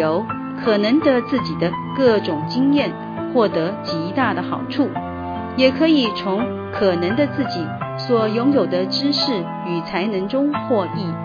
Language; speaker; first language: Chinese; native; Chinese